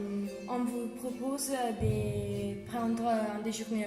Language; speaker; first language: French; non-native, learner; Italian